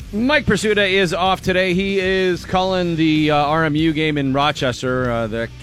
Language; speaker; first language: English; native; English